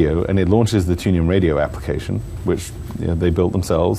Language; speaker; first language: English; native; English